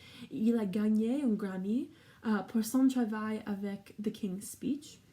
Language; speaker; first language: French; non-native, learner; English